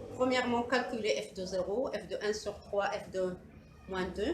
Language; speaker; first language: French; non-native, local second language; Arabic